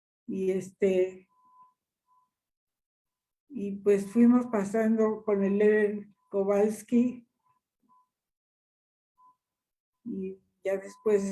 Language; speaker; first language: Spanish; early bilingual, other home language; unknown